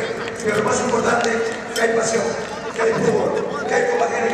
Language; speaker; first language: Spanish; native; Spanish